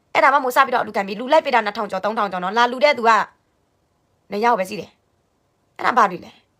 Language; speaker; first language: Burmese; non-native, local second language; S'gaw Karen